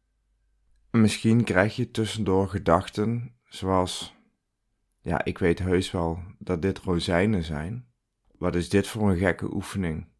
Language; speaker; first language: Dutch; native; Dutch